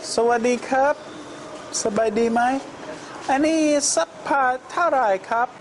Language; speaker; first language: Thai; non-native, learner; English